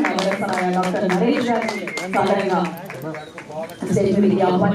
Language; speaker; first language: Telugu; native; Telugu